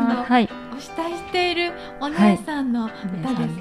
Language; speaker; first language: Japanese; native; Japanese